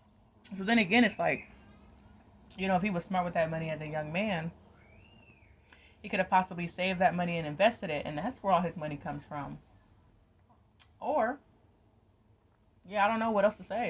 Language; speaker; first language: English; native; English